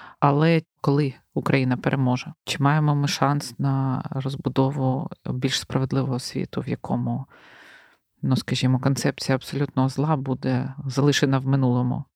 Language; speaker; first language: Ukrainian; native; Ukrainian